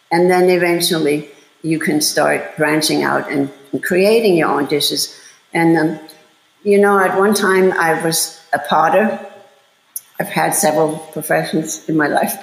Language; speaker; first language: English; non-native, fluent; German